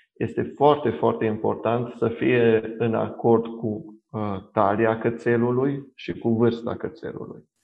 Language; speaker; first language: Romanian; non-native, local second language; Hungarian